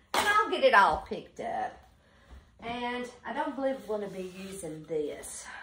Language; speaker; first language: English; native; English